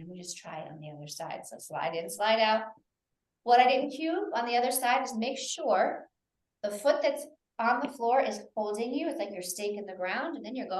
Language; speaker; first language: English; native; English